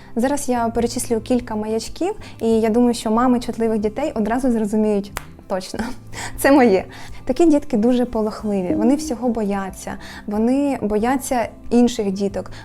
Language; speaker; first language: Ukrainian; native; Ukrainian